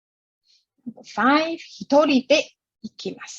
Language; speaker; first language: Japanese; non-native, fluent; Chinese